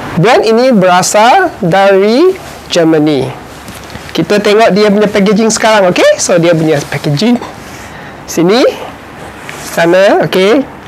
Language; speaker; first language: Malay; non-native, local second language; Chinese